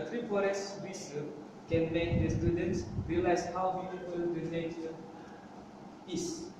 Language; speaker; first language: English; non-native, learner; Malay